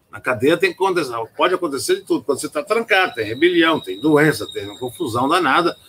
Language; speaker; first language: Portuguese; native; Portuguese